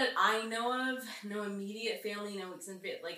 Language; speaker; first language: English; native; English